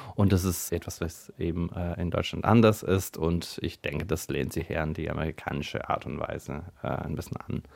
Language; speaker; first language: German; non-native, fluent; Bulgarian